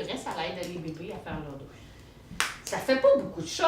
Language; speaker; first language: French; native; French